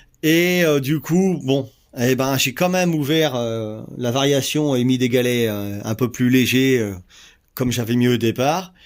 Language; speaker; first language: French; native; French